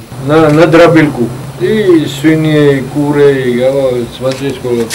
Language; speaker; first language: Russian; non-native, local second language; Georgian